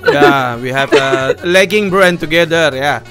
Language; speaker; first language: English; non-native, learner; Indonesian